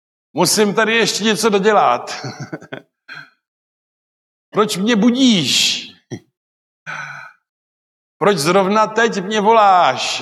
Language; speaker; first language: Czech; non-native, local second language; Polish